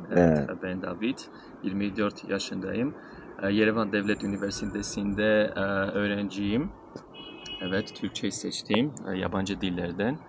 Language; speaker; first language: Turkish; non-native, fluent; Armenian